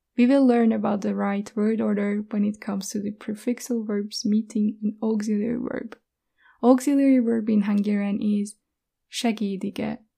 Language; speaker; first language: English; non-native, fluent; Hungarian